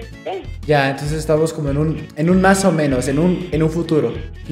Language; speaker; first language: Spanish; native; Spanish